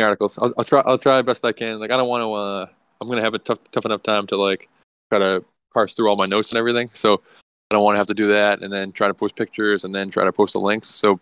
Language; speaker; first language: English; native; English